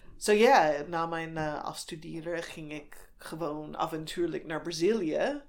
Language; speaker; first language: Dutch; non-native, fluent; English